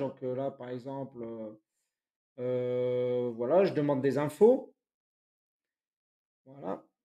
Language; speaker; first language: French; native; French